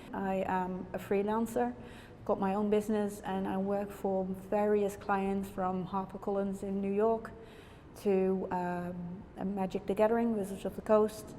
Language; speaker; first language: English; non-native, fluent; Dutch